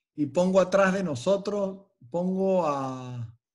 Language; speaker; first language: Spanish; native; Spanish